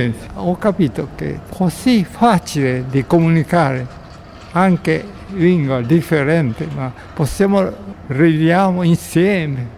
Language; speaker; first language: Italian; non-native, learner; Japanese